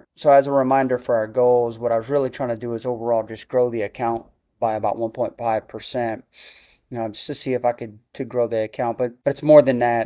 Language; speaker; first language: English; native; English